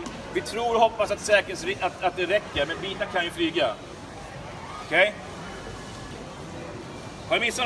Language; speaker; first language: Swedish; native; Swedish